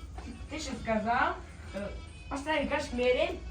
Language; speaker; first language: Russian; non-native, learner; Tajik